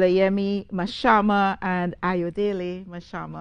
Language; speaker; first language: English; native; English